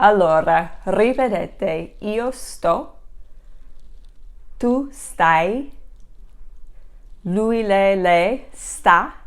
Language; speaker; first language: Italian; non-native, fluent; English